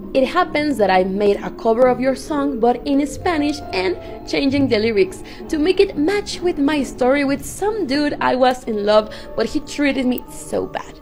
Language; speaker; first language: English; non-native, fluent; Spanish